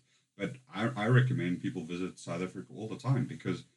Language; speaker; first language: English; native; English